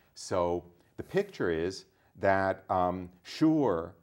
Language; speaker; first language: English; native; English